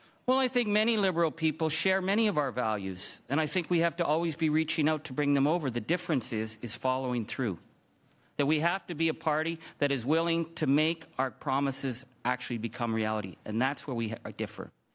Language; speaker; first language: English; native; English